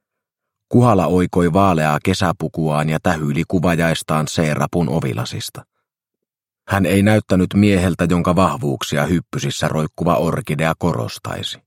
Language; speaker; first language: Finnish; native; Finnish